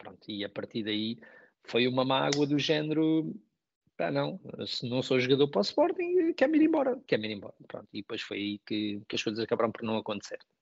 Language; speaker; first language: Portuguese; native; Portuguese